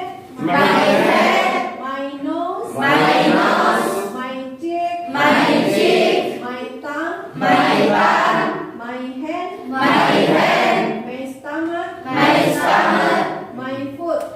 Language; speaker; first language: English; non-native, learner; Indonesian